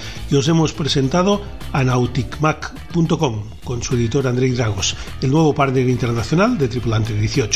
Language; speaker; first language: Spanish; native; Spanish